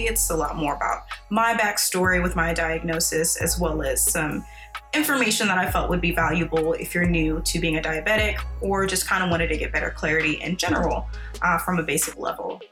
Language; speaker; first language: English; native; English